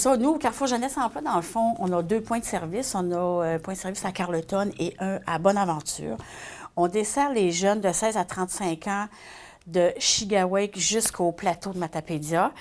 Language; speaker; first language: French; native; French